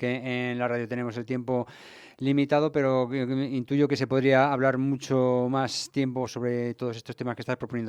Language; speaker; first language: Spanish; native; Spanish